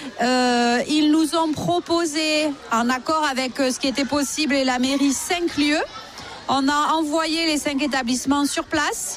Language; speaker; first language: French; native; French